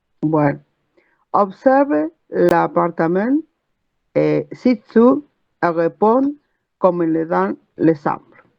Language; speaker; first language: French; non-native, learner; Spanish